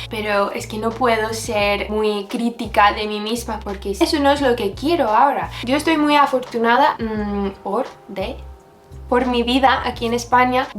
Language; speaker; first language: Spanish; non-native, fluent; English